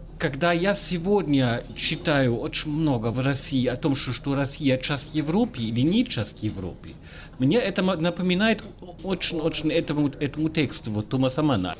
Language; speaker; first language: Russian; non-native, fluent; German